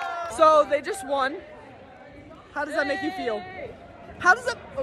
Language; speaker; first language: English; native; English